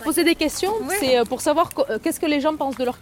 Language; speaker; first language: French; native; French